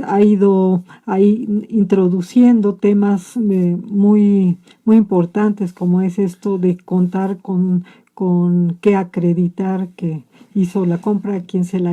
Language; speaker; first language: Spanish; native; Spanish